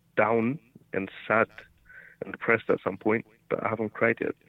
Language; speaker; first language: English; early bilingual, other home language; Portuguese